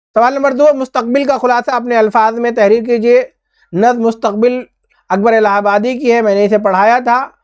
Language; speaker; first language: Urdu; native; Urdu